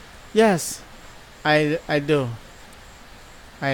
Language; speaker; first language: English; non-native, learner; Thai